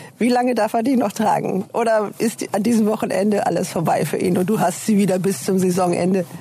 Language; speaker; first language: German; native; German